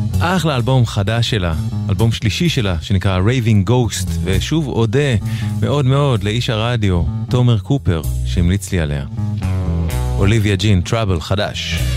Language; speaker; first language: Hebrew; native; Hebrew